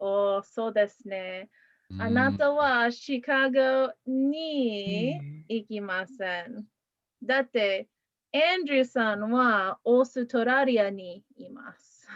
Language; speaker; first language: Japanese; non-native, fluent; English